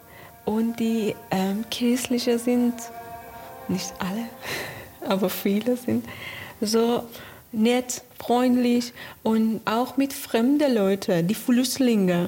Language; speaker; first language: German; non-native, learner; Persian